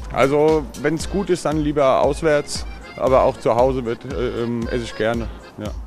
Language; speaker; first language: German; native; German